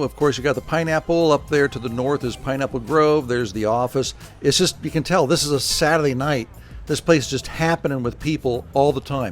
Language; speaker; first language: English; native; English